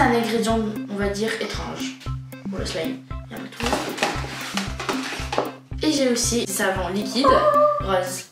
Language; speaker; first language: French; native; French